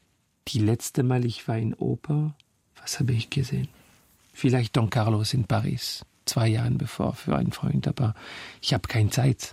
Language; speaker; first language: German; non-native, fluent; French